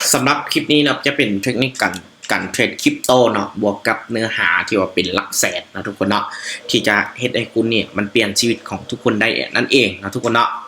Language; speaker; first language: Thai; non-native, local second language; Northeastern Thai